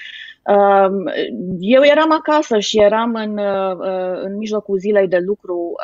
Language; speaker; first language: Romanian; native; Romanian